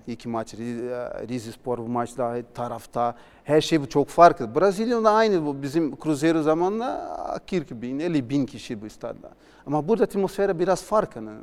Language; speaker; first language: Turkish; non-native, learner; Portuguese